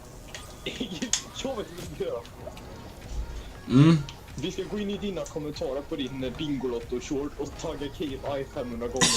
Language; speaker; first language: Swedish; native; Swedish